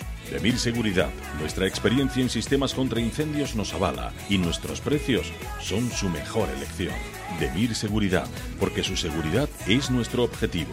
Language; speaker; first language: Spanish; native; Spanish